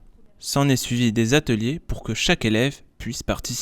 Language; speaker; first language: French; native; French